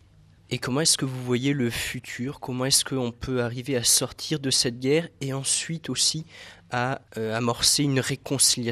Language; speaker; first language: French; native; French